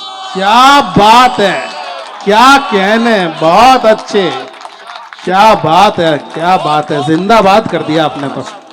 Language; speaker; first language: Hindi; native; Hindi